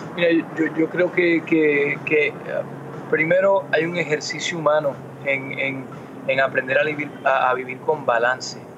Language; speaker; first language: Spanish; early bilingual, heritage; Spanish